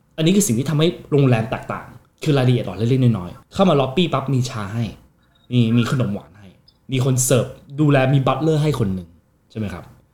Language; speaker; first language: Thai; non-native, fluent; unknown